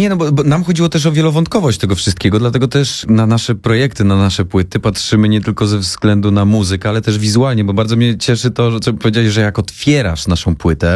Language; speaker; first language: Polish; native; Polish